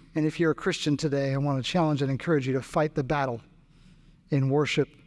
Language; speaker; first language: English; native; English